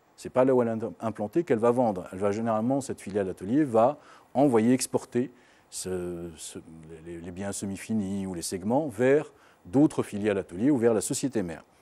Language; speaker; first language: French; non-native, local second language; Arabic